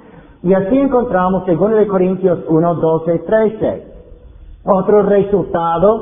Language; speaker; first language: Spanish; non-native, fluent; English